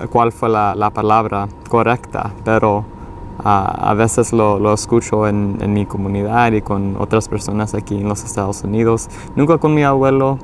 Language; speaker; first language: Spanish; early bilingual, heritage; English